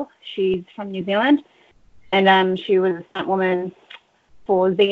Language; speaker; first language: English; native; English